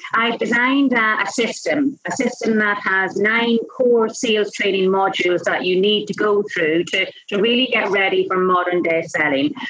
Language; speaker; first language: English; native; English